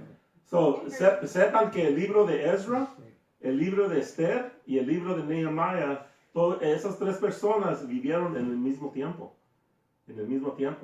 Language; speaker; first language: Spanish; early bilingual, heritage; Spanish